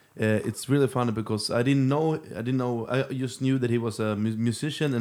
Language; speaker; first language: English; non-native, fluent; Swedish